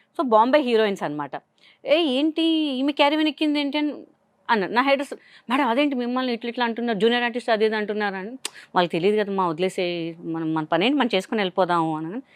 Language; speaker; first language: Telugu; non-native, local second language; Hindi